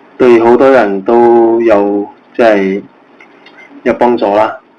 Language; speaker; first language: Cantonese; native; Cantonese